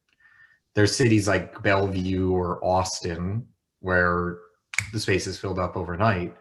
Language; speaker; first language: English; native; English